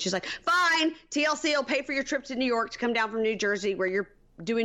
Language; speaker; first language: English; native; English